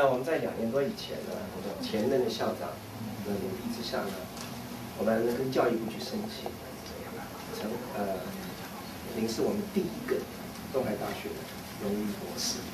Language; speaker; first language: Chinese; native; Chinese